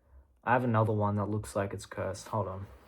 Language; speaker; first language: English; native; English